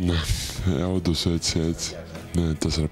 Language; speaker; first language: Greek; early bilingual, heritage; Greek